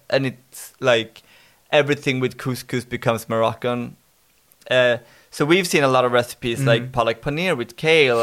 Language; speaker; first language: English; non-native, fluent; Swedish